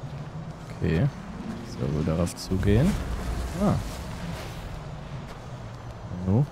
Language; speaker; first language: German; native; German